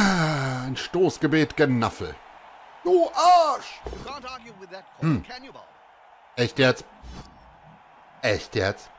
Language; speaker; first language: German; native; German